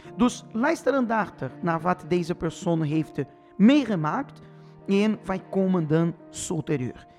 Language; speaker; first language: Dutch; non-native, fluent; Portuguese